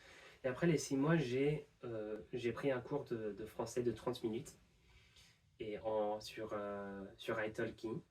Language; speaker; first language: French; non-native, fluent; English